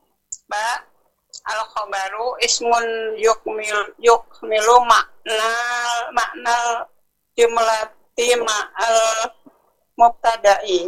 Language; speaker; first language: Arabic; non-native, fluent; Indonesian